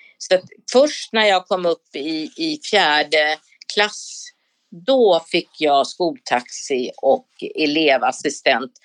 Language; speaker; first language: Swedish; native; Swedish